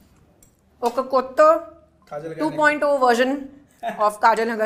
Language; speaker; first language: Telugu; non-native, learner; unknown